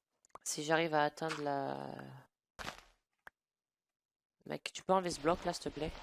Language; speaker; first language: French; native; French